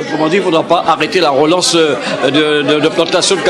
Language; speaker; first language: French; native; French